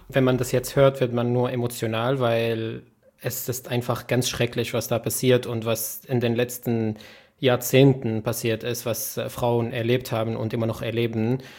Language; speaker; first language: German; native; German